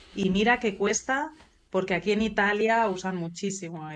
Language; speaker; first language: Spanish; native; Spanish